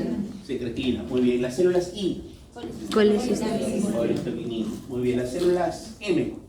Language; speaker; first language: Spanish; native; Spanish